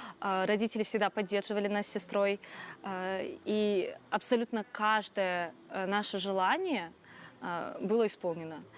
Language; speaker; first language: Russian; non-native, local second language; Crimean Tatar